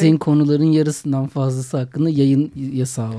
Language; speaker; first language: Turkish; native; Turkish